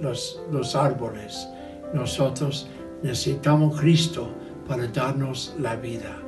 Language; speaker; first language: Spanish; non-native, learner; English